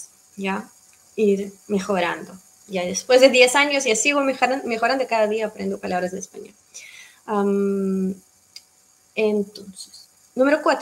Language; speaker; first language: Spanish; non-native, fluent; Russian